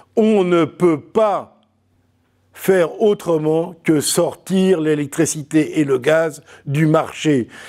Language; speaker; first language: French; native; French